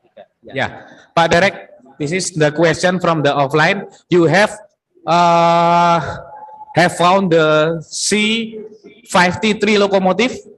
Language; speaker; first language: English; non-native, learner; Indonesian